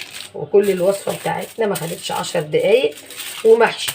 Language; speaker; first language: Arabic; native; Arabic